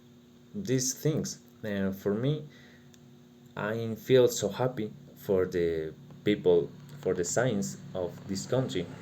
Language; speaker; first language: English; non-native, learner; Spanish